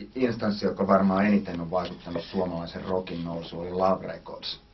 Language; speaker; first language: Finnish; native; Finnish